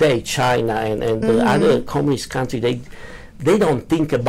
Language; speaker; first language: English; non-native, learner; Romanian